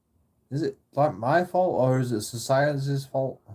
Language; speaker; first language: English; native; English